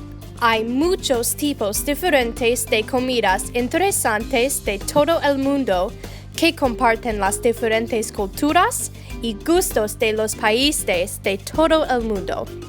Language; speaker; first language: Spanish; non-native, learner; English